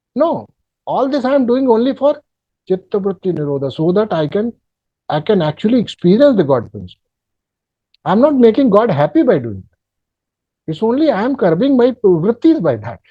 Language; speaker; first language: English; non-native, local second language; Hindi